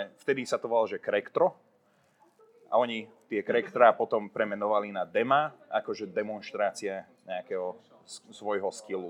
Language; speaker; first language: Slovak; non-native, local second language; Hungarian